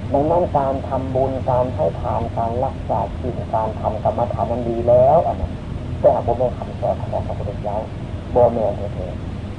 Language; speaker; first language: Thai; native; Thai